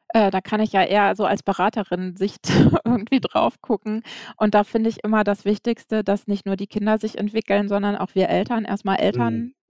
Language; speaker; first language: German; native; German